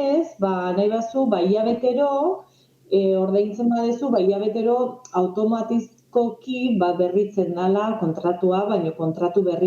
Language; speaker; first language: Basque; non-native, local second language; Spanish